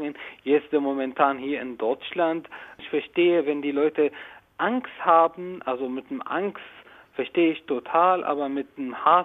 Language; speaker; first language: German; non-native, learner; Arabic